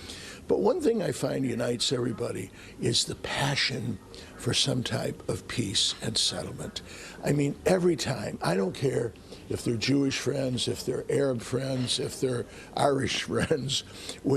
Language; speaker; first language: English; native; English